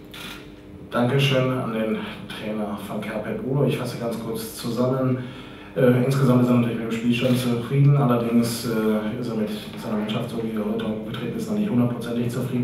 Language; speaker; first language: German; native; German